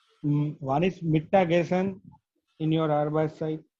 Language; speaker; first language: German; non-native, learner; Gujarati